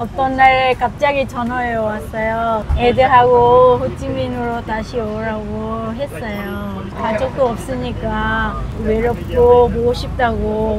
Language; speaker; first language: Korean; non-native, fluent; Vietnamese